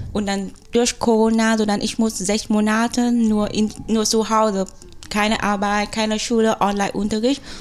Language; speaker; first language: German; non-native, learner; Vietnamese